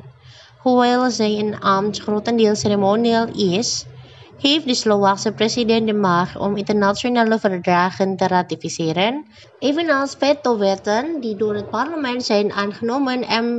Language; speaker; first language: Dutch; non-native, fluent; Indonesian